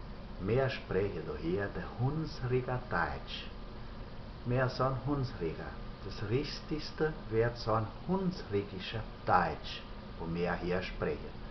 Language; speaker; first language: German; early bilingual, heritage; German